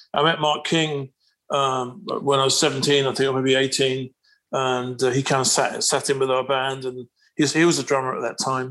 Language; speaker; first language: English; native; English